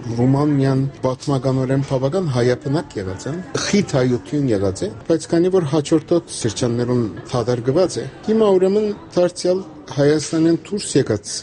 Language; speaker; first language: Armenian; native; Armenian